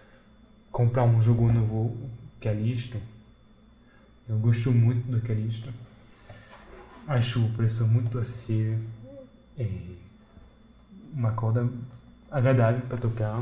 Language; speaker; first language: Portuguese; non-native, fluent; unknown